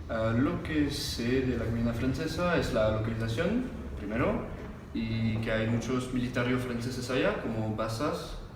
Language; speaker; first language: Spanish; non-native, learner; French